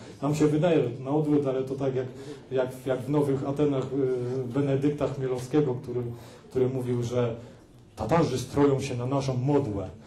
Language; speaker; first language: Polish; native; Polish